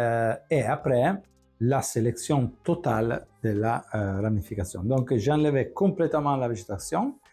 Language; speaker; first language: French; non-native, fluent; Italian